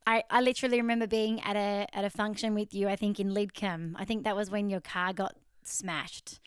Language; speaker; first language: English; native; English